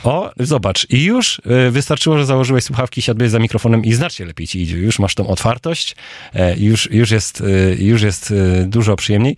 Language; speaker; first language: Polish; native; Polish